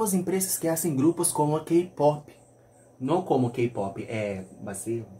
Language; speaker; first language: Spanish; non-native, learner; Portuguese